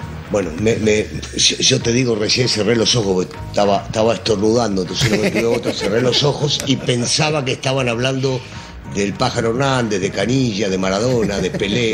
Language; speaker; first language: Spanish; native; Spanish